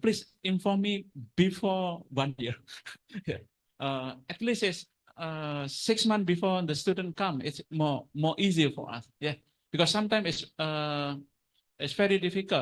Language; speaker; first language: English; non-native, fluent; Indonesian